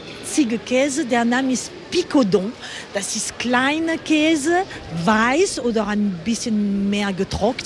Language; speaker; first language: German; non-native, learner; French